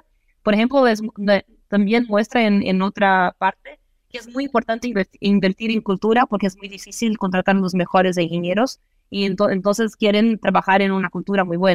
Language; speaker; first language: Spanish; non-native, fluent; Portuguese